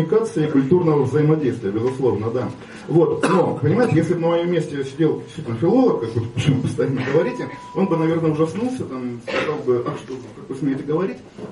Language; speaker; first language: Russian; native; Russian